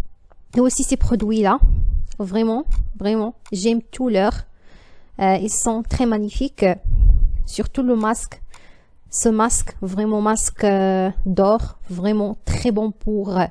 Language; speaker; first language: French; non-native, learner; Arabic